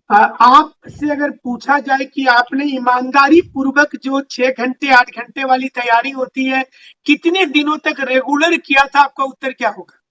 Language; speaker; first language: Hindi; native; Hindi